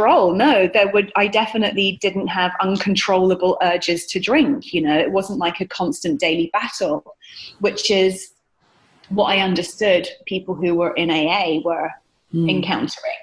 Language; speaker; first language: English; native; English